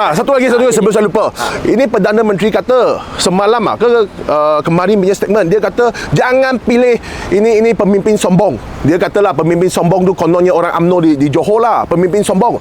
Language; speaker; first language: Malay; non-native, local second language; Chinese